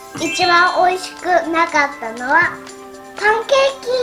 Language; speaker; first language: Japanese; early bilingual, heritage; Japanese